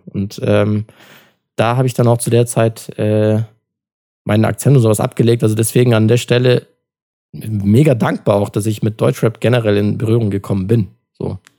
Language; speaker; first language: German; early bilingual, other home language; Turkish